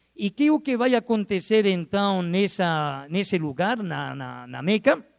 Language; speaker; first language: Portuguese; non-native, fluent; Spanish